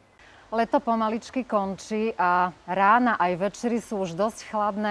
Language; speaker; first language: Slovak; native; Slovak